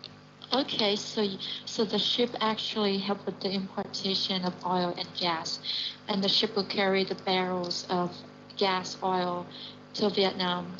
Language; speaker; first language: English; non-native, learner; Vietnamese